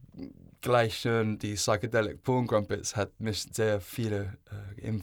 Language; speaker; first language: German; non-native, learner; English